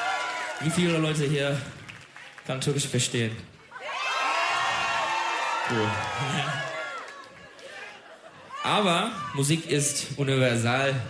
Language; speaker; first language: German; non-native, learner; Turkish